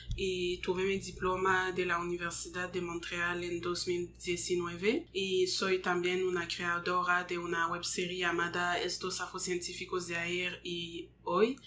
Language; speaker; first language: Spanish; non-native, fluent; English